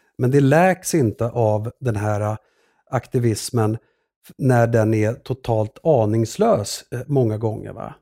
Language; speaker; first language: Swedish; early bilingual, other home language; Assyrian Neo-Aramaic